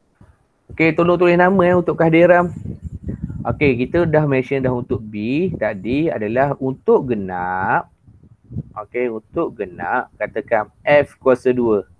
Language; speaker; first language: Malay; native; Malay